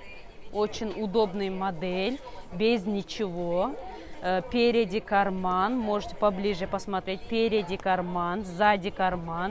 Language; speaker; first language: Russian; non-native, learner; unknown